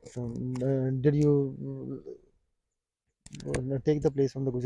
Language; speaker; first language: English; non-native, local second language; Punjabi